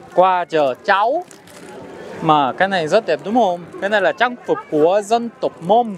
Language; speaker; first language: Vietnamese; non-native, fluent; Korean